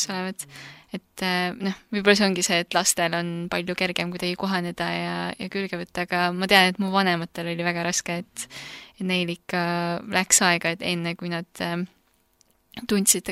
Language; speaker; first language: Estonian; early bilingual, other home language; Korean